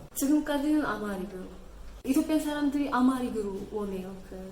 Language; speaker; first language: Korean; non-native, learner; Amharic